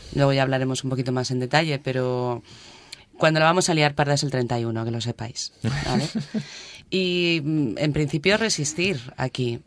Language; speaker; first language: Spanish; native; Spanish